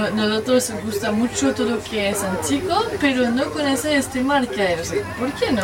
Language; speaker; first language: Spanish; non-native, learner; French